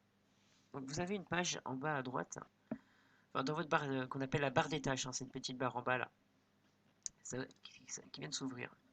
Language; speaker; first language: French; native; French